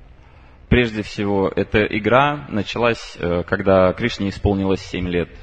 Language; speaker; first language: Russian; native; Russian